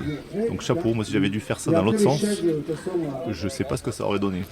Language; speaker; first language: French; native; French